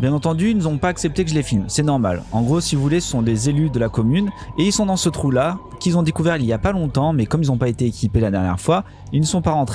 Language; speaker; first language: French; native; French